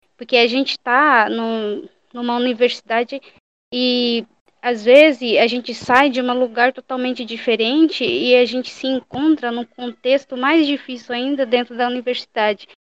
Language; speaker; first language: Portuguese; non-native, local second language; Guarani